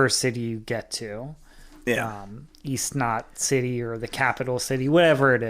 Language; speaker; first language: English; native; English